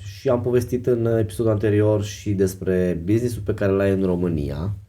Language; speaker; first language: Romanian; native; Romanian